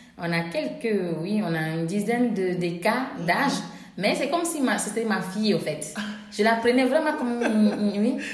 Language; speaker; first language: French; non-native, local second language; Ewe